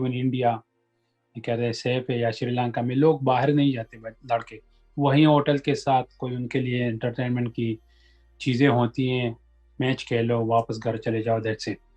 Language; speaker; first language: Urdu; non-native, local second language; Pashto